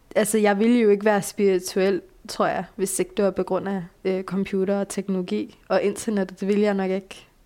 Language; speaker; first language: Danish; early bilingual, other home language; Bulgarian